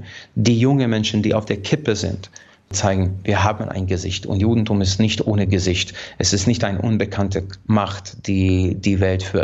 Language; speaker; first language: German; non-native, fluent; Hungarian